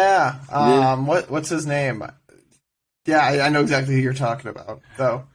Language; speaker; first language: English; native; English